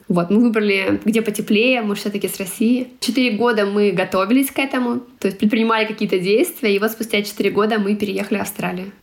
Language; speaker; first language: Russian; non-native, local second language; Tatar